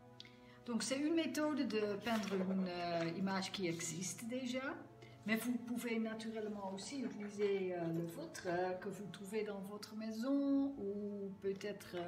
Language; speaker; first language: French; non-native, fluent; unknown